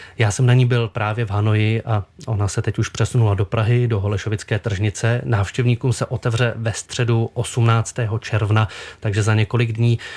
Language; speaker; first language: Czech; native; Czech